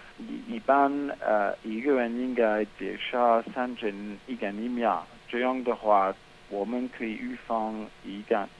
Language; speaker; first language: Chinese; non-native, fluent; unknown